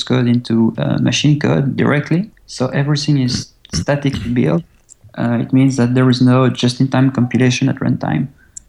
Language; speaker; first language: English; non-native, fluent; French